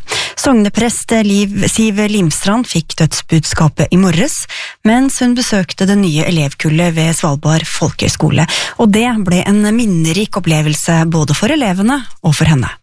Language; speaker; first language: Norwegian; native; Norwegian